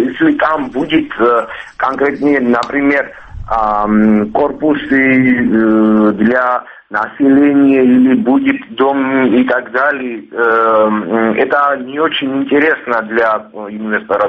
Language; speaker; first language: Russian; non-native, fluent; Georgian